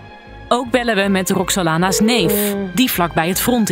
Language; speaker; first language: Dutch; native; Dutch